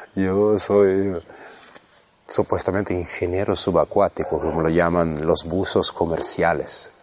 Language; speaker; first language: Spanish; non-native, fluent; Swedish